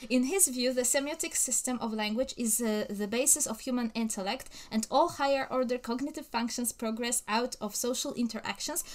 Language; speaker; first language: English; non-native, fluent; Polish